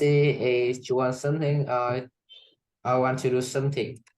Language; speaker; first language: English; non-native, learner; Vietnamese